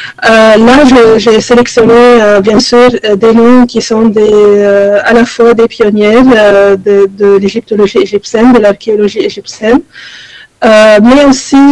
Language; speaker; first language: French; non-native, fluent; Arabic